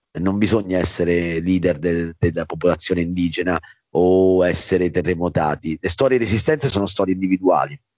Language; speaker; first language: Italian; native; Italian